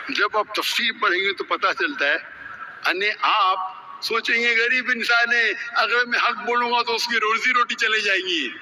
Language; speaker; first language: Urdu; non-native, local second language; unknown